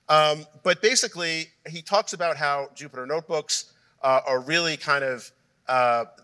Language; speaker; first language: English; native; English